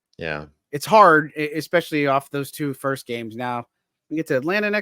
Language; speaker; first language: English; native; English